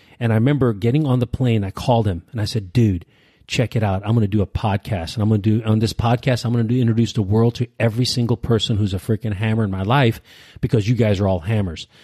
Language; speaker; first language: English; early bilingual, other home language; Urdu